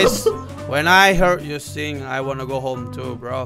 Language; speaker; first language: English; non-native, learner; Indonesian